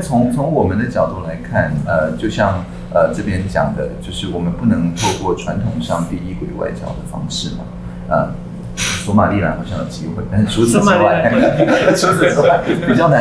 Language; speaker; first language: Chinese; native; Chinese